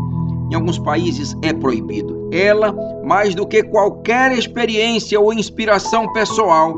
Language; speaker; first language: Portuguese; native; Portuguese